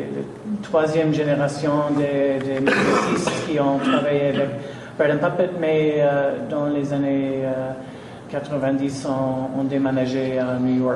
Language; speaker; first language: French; non-native, fluent; English